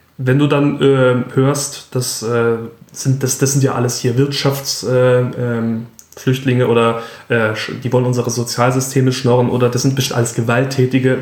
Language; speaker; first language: German; native; German